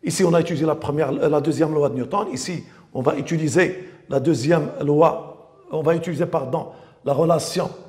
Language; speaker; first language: French; non-native, local second language; Arabic